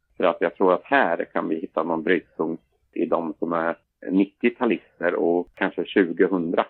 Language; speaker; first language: Swedish; native; Swedish